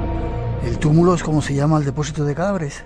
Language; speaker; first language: Spanish; native; Spanish